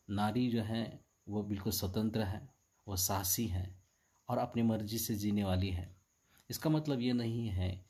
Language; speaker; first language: Hindi; non-native, local second language; Marathi